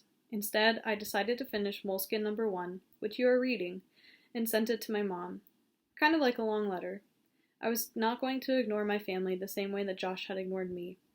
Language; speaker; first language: English; native; English